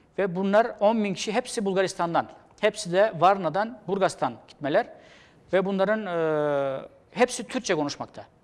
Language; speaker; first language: Turkish; native; Turkish